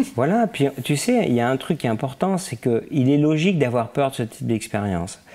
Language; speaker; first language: French; native; French